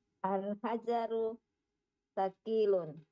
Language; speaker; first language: Arabic; non-native, learner; Indonesian